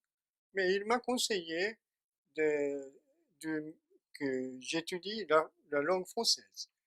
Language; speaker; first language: French; non-native, fluent; Japanese